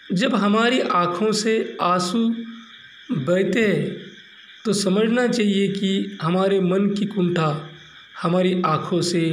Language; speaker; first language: Hindi; non-native, local second language; Marathi